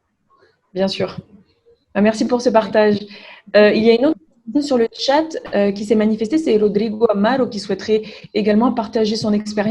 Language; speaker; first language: French; native; French